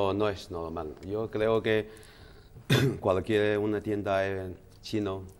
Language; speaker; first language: Spanish; non-native, learner; Chinese